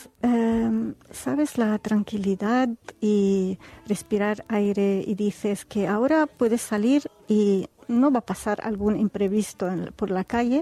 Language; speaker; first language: Spanish; non-native, fluent; Arabic